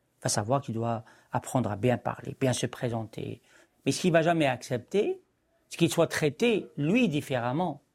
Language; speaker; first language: French; non-native, local second language; Arabic